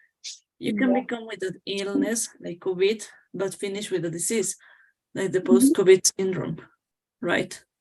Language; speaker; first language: English; non-native, fluent; Spanish